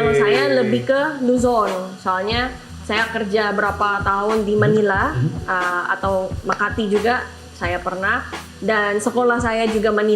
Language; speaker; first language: Indonesian; non-native, learner; Filipino